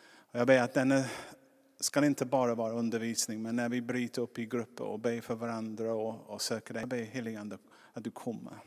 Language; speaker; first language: Swedish; non-native, fluent; English